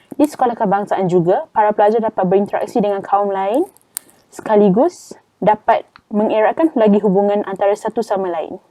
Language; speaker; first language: Malay; native; Malay